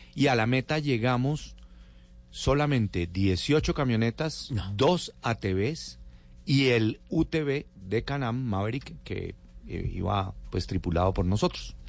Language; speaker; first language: Spanish; native; Spanish